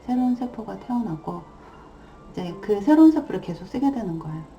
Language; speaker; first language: Korean; native; Korean